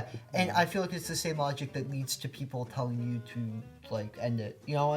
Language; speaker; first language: English; native; English